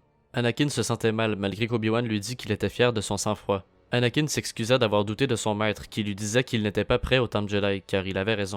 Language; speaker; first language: French; native; French